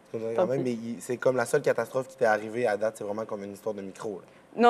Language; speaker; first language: French; native; French